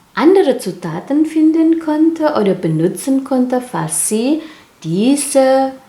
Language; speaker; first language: German; non-native, learner; Indonesian